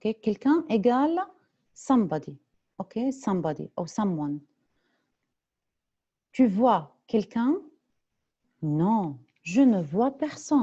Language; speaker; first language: French; non-native, fluent; Arabic